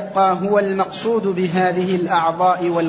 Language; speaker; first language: Arabic; native; Arabic